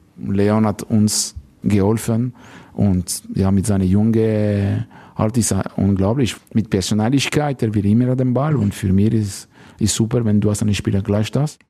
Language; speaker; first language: German; non-native, local second language; French